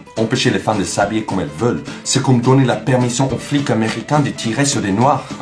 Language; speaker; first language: French; non-native, fluent; English